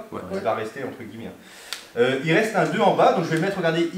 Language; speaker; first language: French; native; French